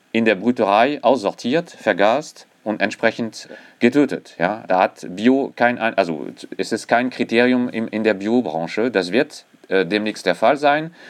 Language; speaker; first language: German; non-native, fluent; French